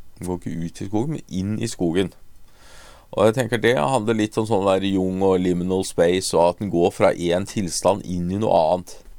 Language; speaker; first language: Norwegian; native; Norwegian